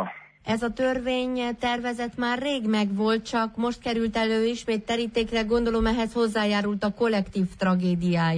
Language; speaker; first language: Hungarian; native; Hungarian